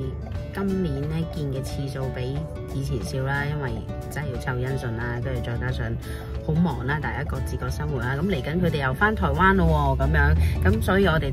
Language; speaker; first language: Cantonese; native; Cantonese